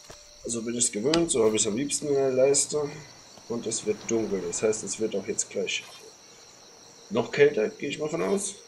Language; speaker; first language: German; native; German